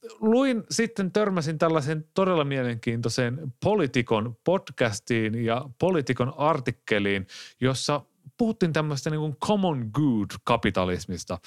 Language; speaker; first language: Finnish; native; Finnish